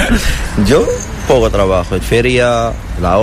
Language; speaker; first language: Spanish; non-native, learner; Arabic